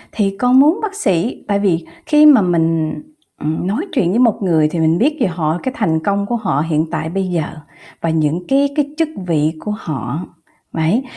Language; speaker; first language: Vietnamese; early bilingual, heritage; Vietnamese